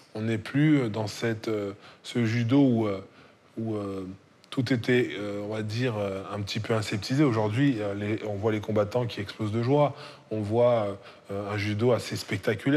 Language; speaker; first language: French; native; French